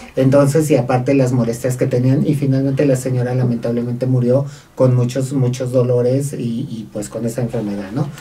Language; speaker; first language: Spanish; native; Spanish